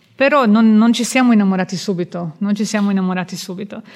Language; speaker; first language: Italian; non-native, fluent; Croatian